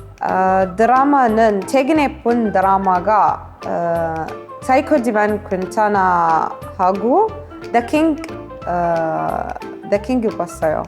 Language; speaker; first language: Korean; non-native, fluent; Arabic